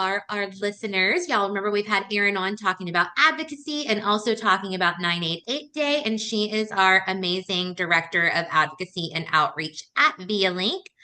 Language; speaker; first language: English; native; English